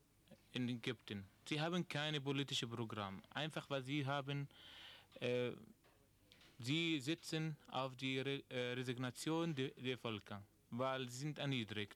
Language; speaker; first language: German; non-native, learner; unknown